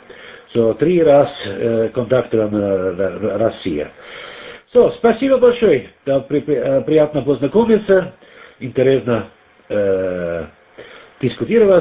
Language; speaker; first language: Russian; non-native, learner; German